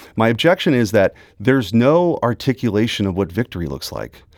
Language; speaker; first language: English; early bilingual, other home language; German